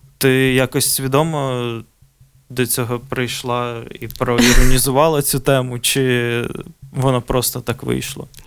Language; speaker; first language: Ukrainian; native; Ukrainian